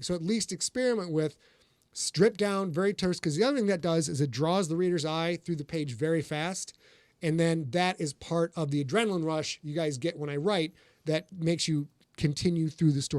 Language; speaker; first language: English; native; English